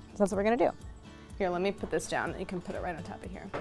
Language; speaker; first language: English; native; English